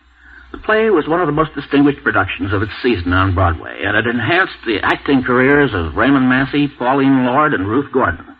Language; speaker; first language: English; native; English